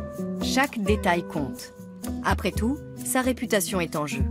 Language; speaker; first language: French; native; French